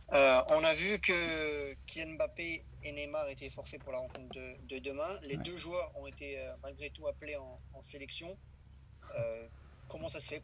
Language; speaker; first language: French; native; French